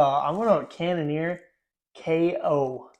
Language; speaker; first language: English; native; English